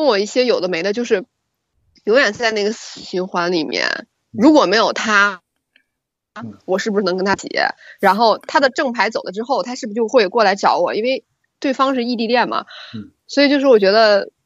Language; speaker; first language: Chinese; native; Chinese